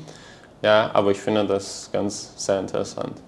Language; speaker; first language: German; non-native, learner; Lithuanian